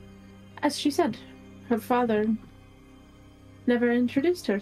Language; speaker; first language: English; native; English